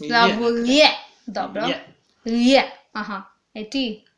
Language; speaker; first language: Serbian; non-native, learner; English